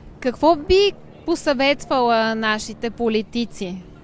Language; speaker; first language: Bulgarian; native; Bulgarian